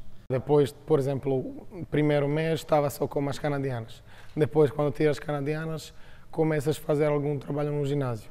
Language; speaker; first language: Portuguese; non-native, fluent; Croatian